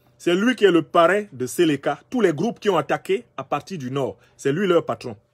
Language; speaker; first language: French; non-native, local second language; Basaa